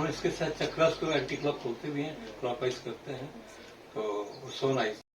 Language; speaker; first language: Hindi; native; Hindi